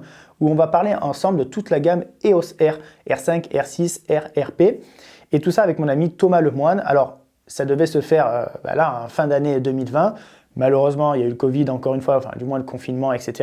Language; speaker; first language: French; native; French